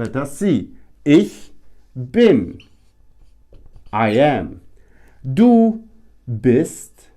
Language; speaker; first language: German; non-native, fluent; Turkish